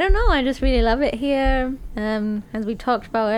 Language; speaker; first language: English; non-native, fluent; Romanian